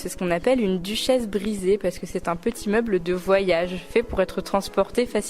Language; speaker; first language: French; native; French